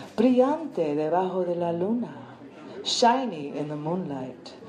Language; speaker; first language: English; early bilingual, other home language; Spanish